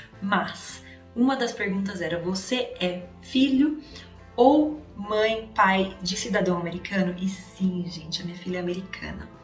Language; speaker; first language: Portuguese; native; Portuguese